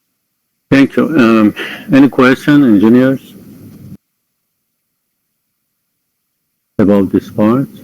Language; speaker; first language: English; non-native, fluent; Persian